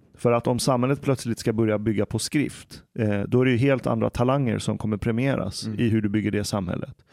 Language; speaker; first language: Swedish; native; Swedish